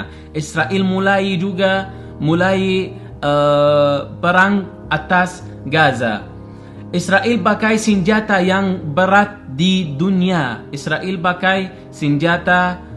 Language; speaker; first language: Indonesian; non-native, learner; Arabic